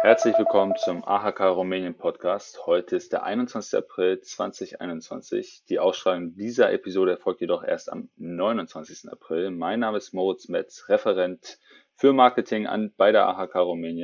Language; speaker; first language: German; native; German